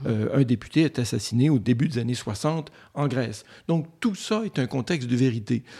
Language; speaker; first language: French; native; French